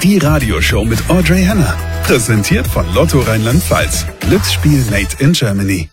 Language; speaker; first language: German; native; German